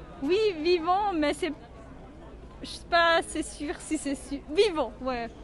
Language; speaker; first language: French; non-native, learner; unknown